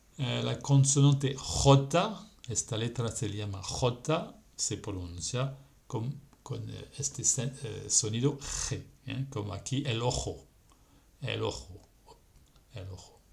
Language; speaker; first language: Spanish; non-native, fluent; French